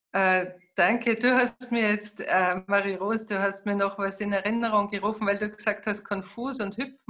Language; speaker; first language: German; native; German